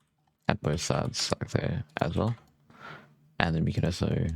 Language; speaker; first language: English; native; English